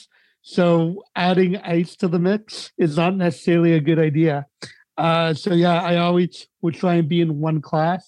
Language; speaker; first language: English; native; English